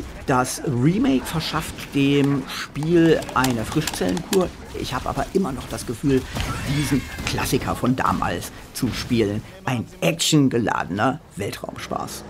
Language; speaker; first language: German; native; German